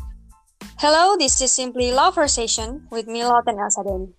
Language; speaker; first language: English; non-native, learner; Indonesian